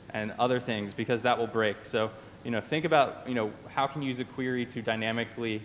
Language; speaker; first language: English; native; English